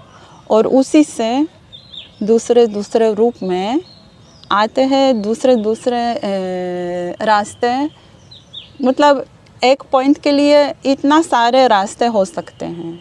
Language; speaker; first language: Hindi; non-native, learner; Hebrew